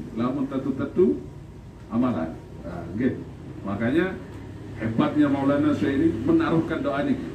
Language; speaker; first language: Malay; non-native, local second language; Sasak